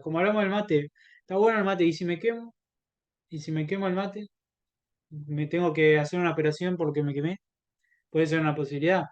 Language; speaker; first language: Spanish; native; Spanish